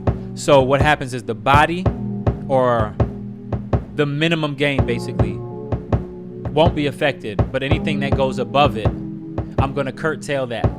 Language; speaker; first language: English; native; English